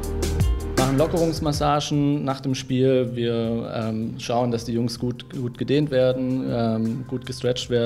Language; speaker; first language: German; native; German